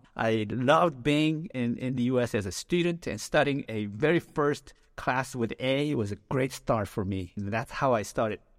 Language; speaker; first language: English; non-native, fluent; Korean